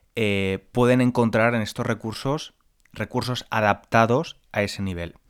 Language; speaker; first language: Spanish; native; Spanish